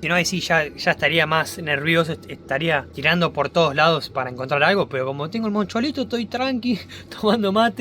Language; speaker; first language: Spanish; native; Spanish